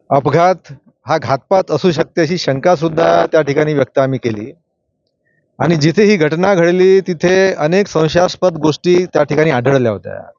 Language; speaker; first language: Marathi; native; Marathi